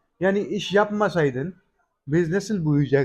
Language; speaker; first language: Turkish; non-native, learner; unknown